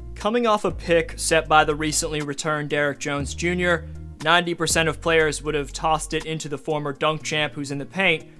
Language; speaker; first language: English; native; English